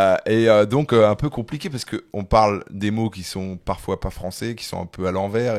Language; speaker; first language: French; native; French